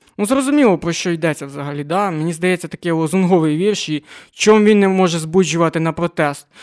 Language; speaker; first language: Ukrainian; non-native, local second language; Russian